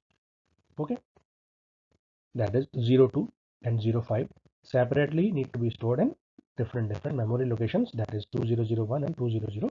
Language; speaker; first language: English; non-native, local second language; Hindi